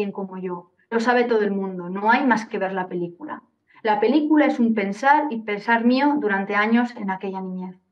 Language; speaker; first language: Spanish; native; Spanish